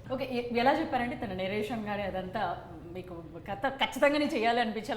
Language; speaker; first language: Telugu; native; Telugu